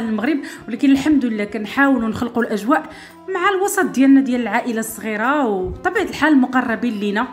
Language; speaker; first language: Arabic; native; Arabic